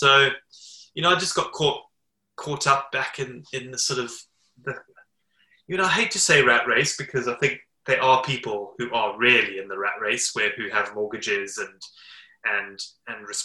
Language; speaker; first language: English; native; English